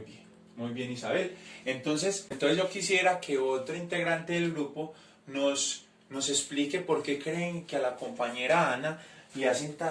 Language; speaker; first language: Spanish; native; Spanish